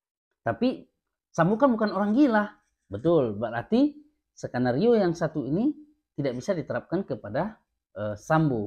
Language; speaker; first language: Indonesian; native; Indonesian